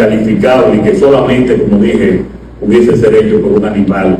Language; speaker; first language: Spanish; native; Spanish